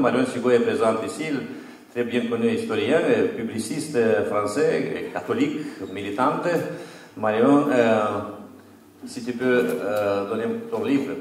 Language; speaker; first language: French; non-native, fluent; Romanian